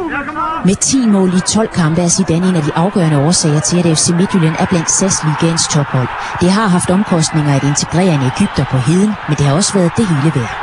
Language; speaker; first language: Danish; native; Danish